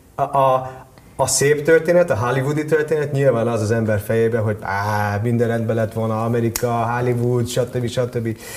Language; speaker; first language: Hungarian; early bilingual, heritage; Hungarian